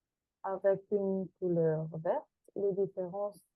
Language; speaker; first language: French; non-native, fluent; German